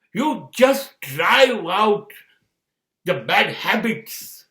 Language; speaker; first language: English; non-native, local second language; Gujarati